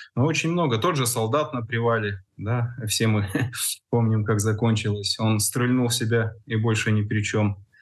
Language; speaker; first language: Russian; native; Russian